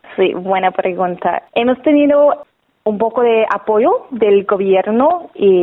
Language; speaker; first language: Spanish; non-native, fluent; English